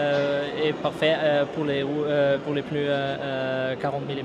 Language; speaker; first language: French; non-native, fluent; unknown